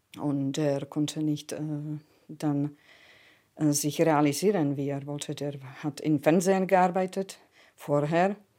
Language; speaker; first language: German; non-native, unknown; Slovak